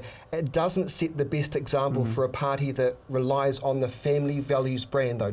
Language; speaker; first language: English; native; English